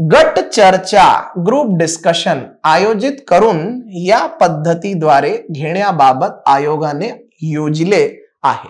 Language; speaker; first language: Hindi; non-native, local second language; Marathi